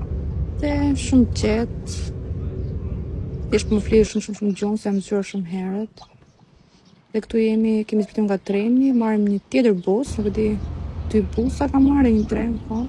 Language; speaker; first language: Albanian; early bilingual, heritage; Albanian